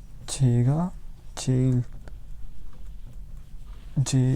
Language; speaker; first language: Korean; non-native, fluent; Urdu